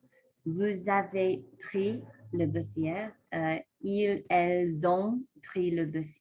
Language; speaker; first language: French; non-native, learner; English